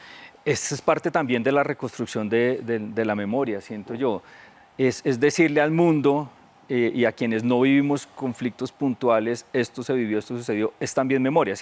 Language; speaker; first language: Spanish; native; Spanish